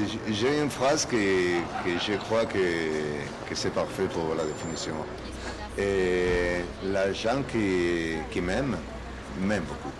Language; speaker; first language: French; non-native, learner; Spanish